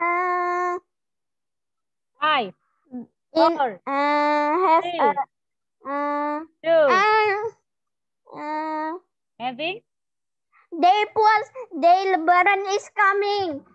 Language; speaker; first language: English; non-native, learner; Indonesian